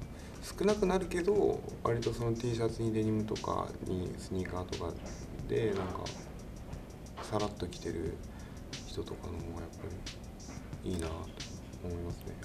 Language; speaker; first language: Japanese; native; Japanese